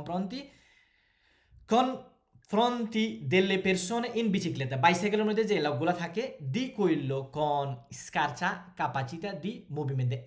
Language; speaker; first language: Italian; non-native, fluent; Bangla